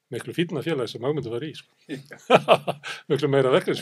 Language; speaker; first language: Icelandic; native; Icelandic